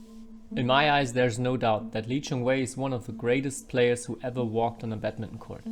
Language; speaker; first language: English; non-native, fluent; German